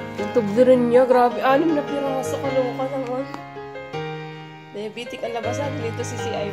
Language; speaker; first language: Filipino; native; Filipino